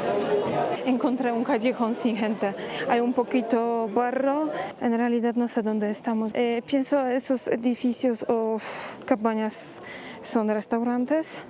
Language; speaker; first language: Spanish; non-native, fluent; Polish